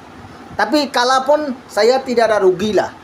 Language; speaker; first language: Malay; non-native, learner; Bangla